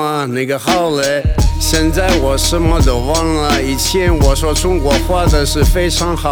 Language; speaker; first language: Chinese; non-native, learner; Russian